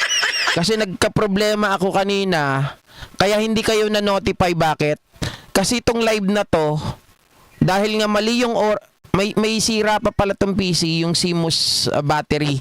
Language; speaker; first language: Filipino; native; Filipino